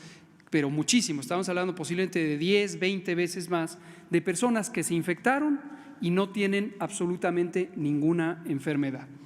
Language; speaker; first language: Spanish; native; Spanish